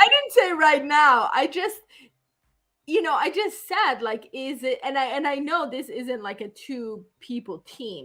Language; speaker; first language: English; native; English